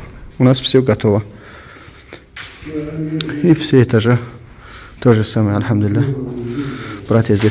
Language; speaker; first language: Russian; non-native, local second language; Tajik